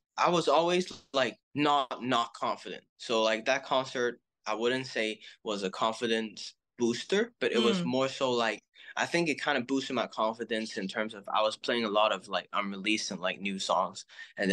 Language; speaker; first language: English; non-native, local second language; Cantonese